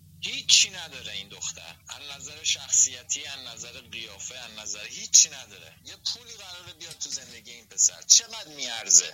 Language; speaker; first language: Persian; native; Persian